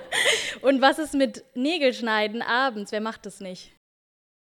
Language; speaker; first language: German; native; German